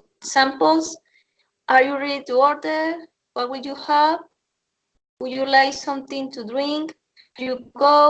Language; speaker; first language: English; non-native, learner; Spanish